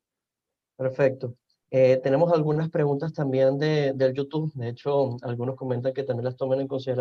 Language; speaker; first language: Spanish; native; Spanish